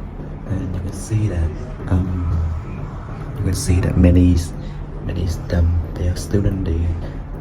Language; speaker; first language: English; non-native, learner; Vietnamese